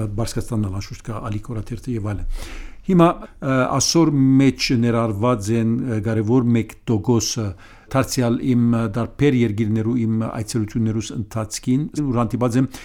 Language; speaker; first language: Armenian; early bilingual, heritage; Armenian